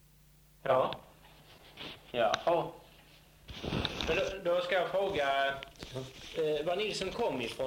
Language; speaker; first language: Swedish; native; Swedish